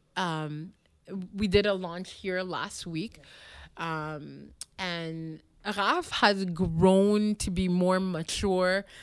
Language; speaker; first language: English; non-native, local second language; French